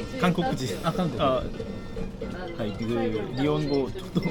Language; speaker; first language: Japanese; non-native, learner; Korean